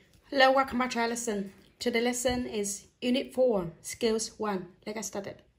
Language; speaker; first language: English; non-native, fluent; Vietnamese